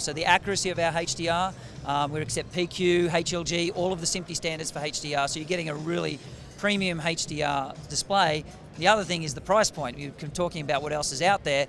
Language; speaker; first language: English; native; English